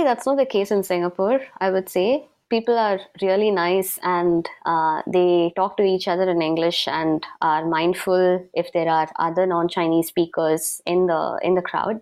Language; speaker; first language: English; non-native, local second language; Tamil